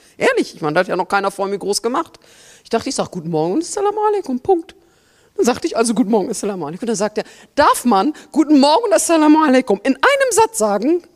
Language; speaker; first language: German; native; German